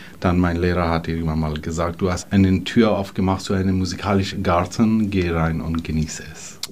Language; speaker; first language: German; non-native, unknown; Persian